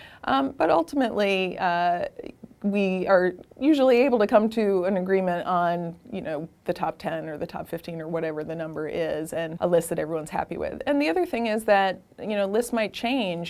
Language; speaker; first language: English; native; English